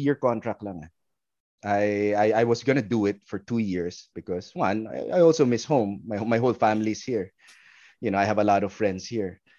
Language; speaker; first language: English; non-native, local second language; Filipino